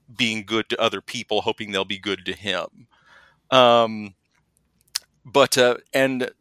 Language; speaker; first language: English; native; English